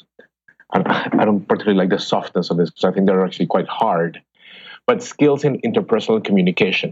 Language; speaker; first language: English; non-native, fluent; Spanish